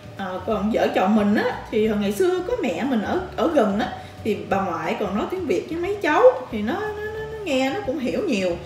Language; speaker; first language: Vietnamese; early bilingual, heritage; Vietnamese